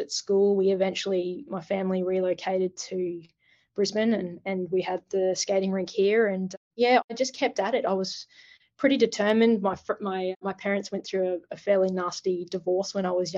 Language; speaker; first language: English; native; English